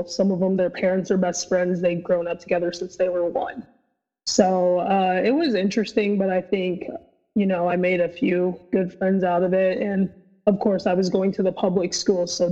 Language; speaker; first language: English; native; English